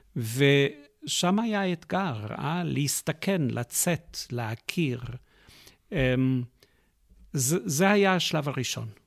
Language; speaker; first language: Hebrew; non-native, fluent; English